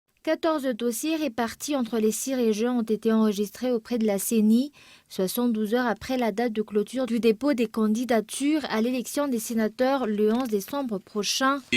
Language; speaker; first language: French; non-native, local second language; Malagasy